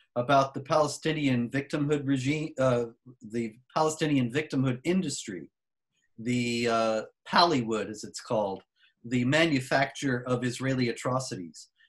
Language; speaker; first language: English; native; English